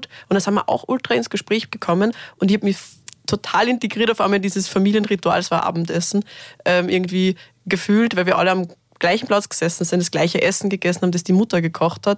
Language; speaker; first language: German; native; German